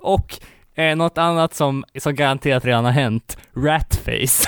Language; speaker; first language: Swedish; native; Swedish